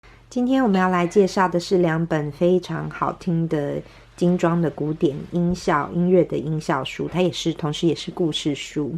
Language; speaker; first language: Chinese; native; Chinese